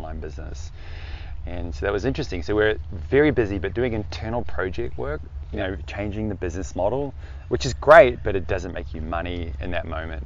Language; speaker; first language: English; native; English